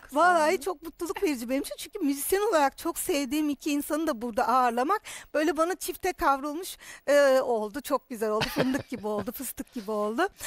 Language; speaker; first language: Turkish; native; Turkish